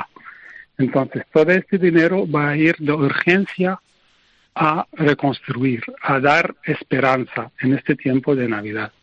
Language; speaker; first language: Spanish; non-native, fluent; Arabic